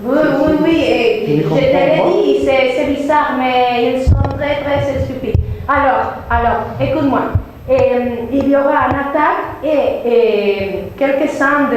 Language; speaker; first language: French; non-native, learner; Spanish